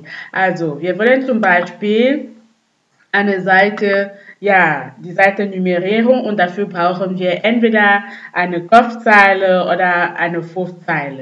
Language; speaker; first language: German; non-native, fluent; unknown